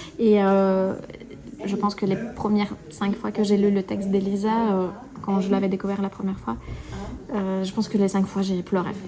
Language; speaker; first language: French; non-native, fluent; Russian